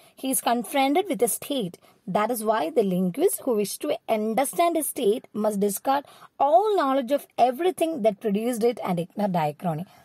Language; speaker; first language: English; non-native, local second language; Malayalam